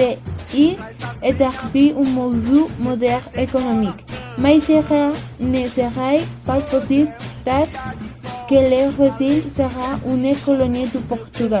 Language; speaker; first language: French; non-native, learner; Spanish